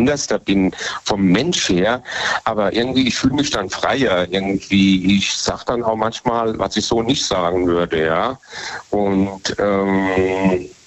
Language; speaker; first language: German; native; German